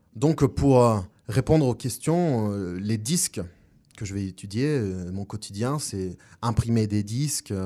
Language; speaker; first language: French; non-native, fluent; Spanish